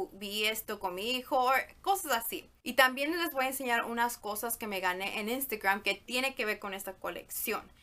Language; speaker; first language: Spanish; early bilingual, heritage; Spanish